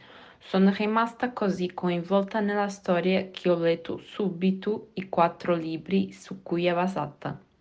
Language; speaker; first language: Italian; non-native, learner; Portuguese